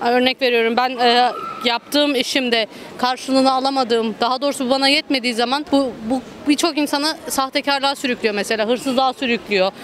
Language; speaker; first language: Turkish; early bilingual, heritage; Turkish